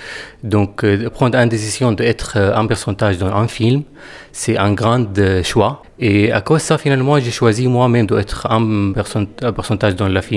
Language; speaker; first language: French; non-native, fluent; Arabic